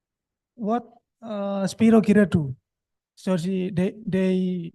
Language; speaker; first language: English; non-native, local second language; Indonesian